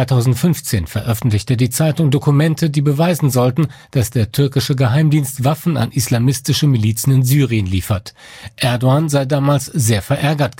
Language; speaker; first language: German; native; German